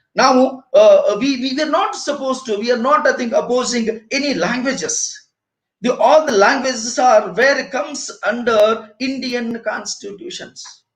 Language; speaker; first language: English; non-native, local second language; Kannada